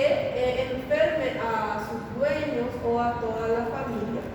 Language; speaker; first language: Spanish; native; Spanish